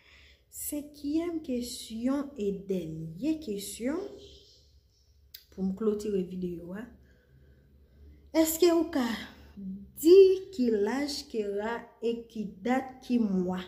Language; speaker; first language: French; non-native, learner; Haitian Creole